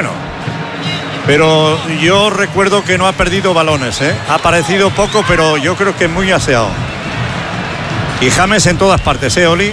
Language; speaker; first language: Spanish; native; Spanish